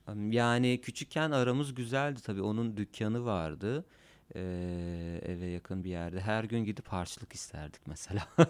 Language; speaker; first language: Turkish; non-native, local second language; Kurdish